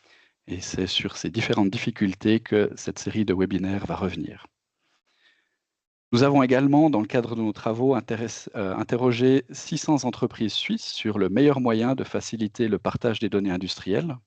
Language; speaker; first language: French; native; French